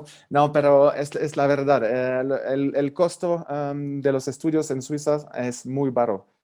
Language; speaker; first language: Spanish; non-native, fluent; French